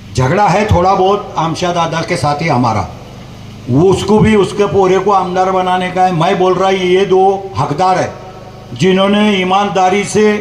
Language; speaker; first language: Hindi; non-native, local second language; Marathi